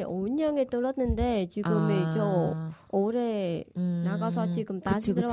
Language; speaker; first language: Korean; non-native, learner; Vietnamese